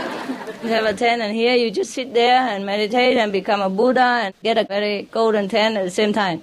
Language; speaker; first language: English; non-native, fluent; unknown